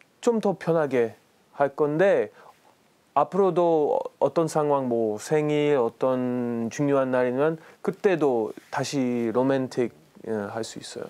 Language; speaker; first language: Korean; non-native, learner; English